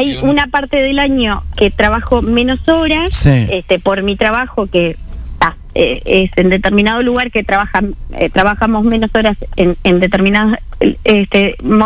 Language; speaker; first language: Spanish; native; Spanish